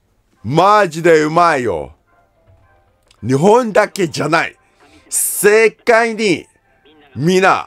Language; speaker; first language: Japanese; non-native, learner; English